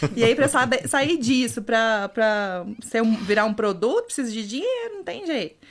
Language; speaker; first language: Portuguese; native; Portuguese